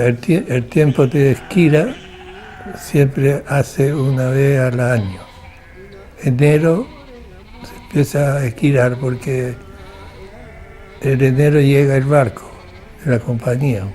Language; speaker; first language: Spanish; non-native, local second language; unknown